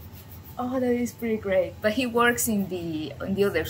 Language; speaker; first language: English; non-native, fluent; Spanish